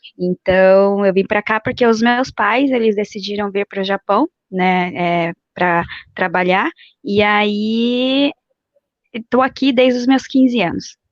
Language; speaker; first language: Portuguese; native; Portuguese